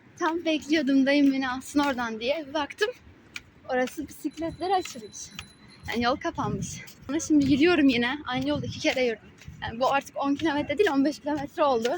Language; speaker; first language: Turkish; native; Turkish